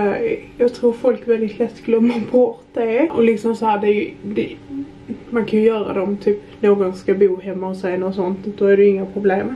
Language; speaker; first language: Swedish; native; Swedish